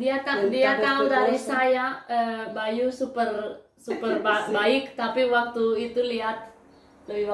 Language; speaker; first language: Indonesian; non-native, fluent; Spanish